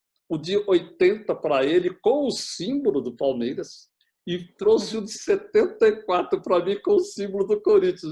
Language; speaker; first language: Portuguese; native; Portuguese